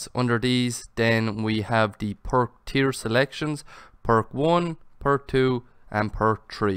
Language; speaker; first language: English; native; English